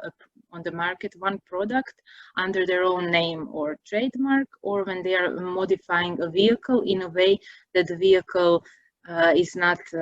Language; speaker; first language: English; non-native, fluent; Croatian